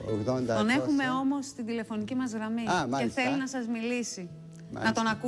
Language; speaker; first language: Greek; native; Greek